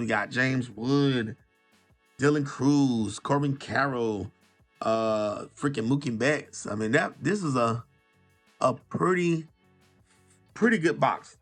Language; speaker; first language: English; native; English